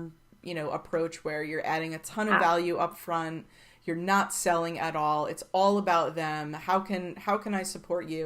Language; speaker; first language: English; native; English